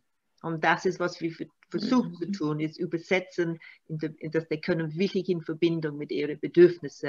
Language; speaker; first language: German; non-native, learner; Maltese